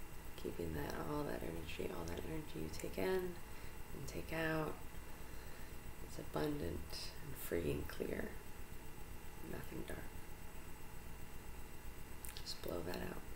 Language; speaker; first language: English; native; English